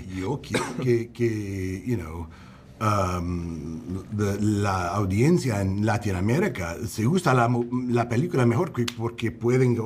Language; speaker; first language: Spanish; non-native, learner; English